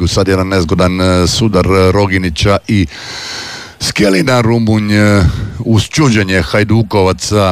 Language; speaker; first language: Serbian; native; Serbian